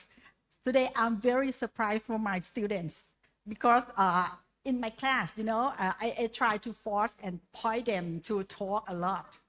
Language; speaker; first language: English; non-native, learner; Indonesian